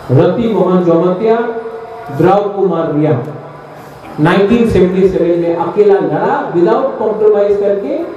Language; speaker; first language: Hindi; non-native, local second language; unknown